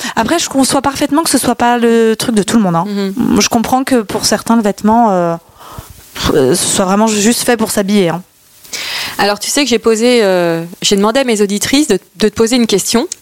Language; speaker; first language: French; native; French